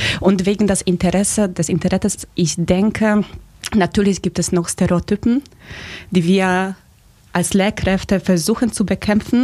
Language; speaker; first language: German; early bilingual, other home language; Polish